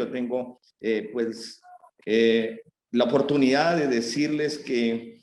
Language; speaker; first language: Spanish; native; Spanish